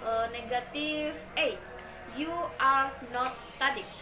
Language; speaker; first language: English; non-native, learner; Indonesian